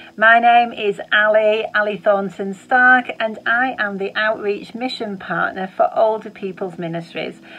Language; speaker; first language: English; native; English